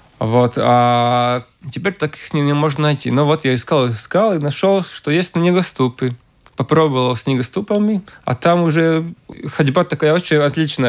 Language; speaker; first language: Russian; non-native, local second language; Latvian